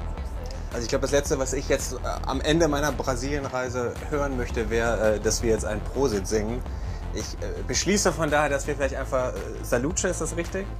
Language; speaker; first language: German; native; German